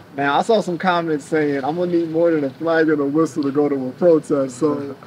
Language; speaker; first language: English; native; English